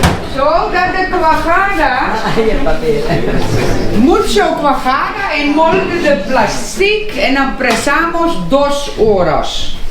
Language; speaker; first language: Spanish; non-native, learner; Dutch